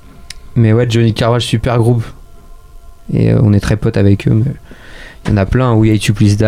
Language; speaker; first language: French; native; French